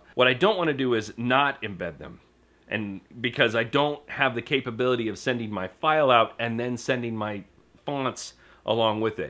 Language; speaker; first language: English; native; English